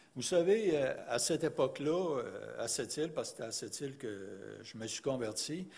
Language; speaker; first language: French; native; French